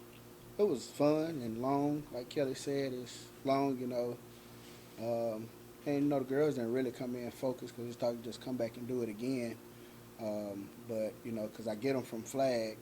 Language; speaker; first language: English; native; English